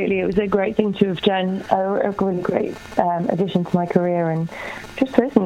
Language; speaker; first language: English; native; English